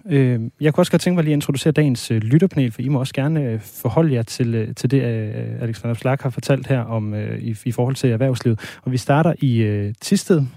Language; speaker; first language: Danish; native; Danish